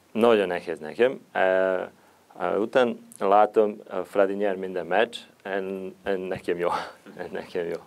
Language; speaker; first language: Hungarian; non-native, learner; Serbian